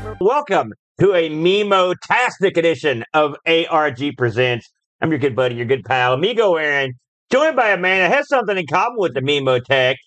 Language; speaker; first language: English; native; English